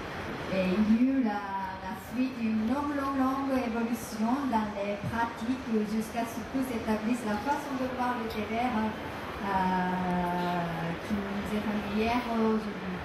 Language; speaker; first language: French; non-native, fluent; Japanese